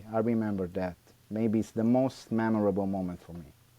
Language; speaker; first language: English; non-native, learner; Italian